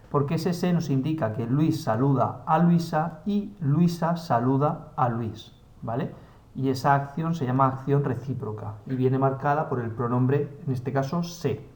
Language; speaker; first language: Spanish; native; Spanish